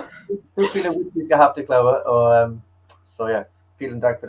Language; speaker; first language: German; early bilingual, heritage; English